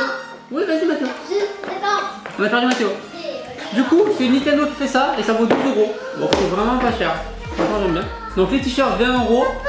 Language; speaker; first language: French; native; French